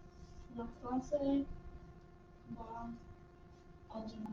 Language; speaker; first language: Spanish; non-native, learner; English